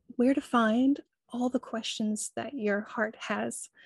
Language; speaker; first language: English; native; English